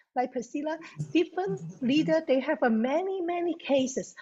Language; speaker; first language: English; non-native, local second language; Cantonese